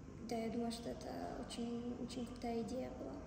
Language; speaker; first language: Russian; non-native, fluent; Polish